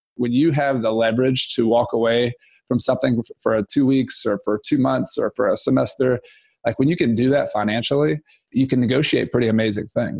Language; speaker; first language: English; native; English